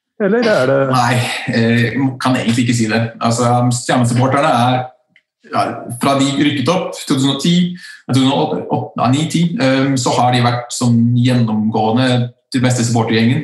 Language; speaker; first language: Norwegian; early bilingual, other home language; Icelandic